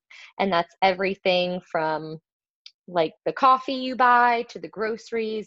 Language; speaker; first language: English; native; English